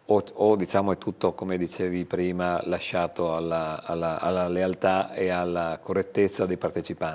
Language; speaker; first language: Italian; native; Italian